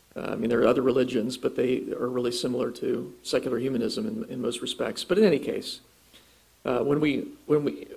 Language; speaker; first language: English; native; English